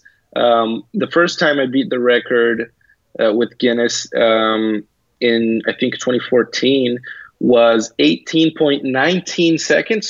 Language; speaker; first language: English; early bilingual, other home language; Portuguese